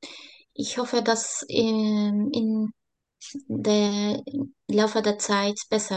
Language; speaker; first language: German; non-native, learner; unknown